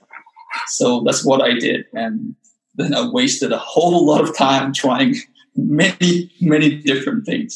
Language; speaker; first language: English; non-native, fluent; Danish